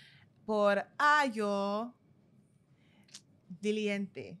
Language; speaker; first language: Spanish; non-native, learner; English